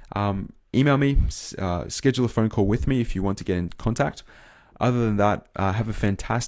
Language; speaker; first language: English; native; English